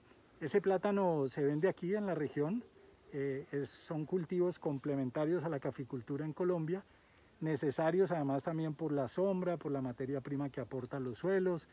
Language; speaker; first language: Spanish; native; Spanish